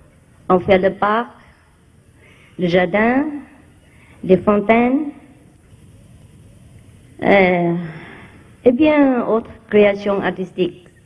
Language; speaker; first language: French; non-native, fluent; Vietnamese